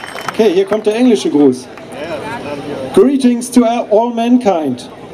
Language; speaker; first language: German; native; German